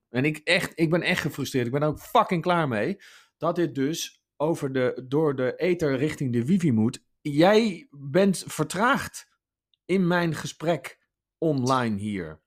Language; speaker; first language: Dutch; native; Dutch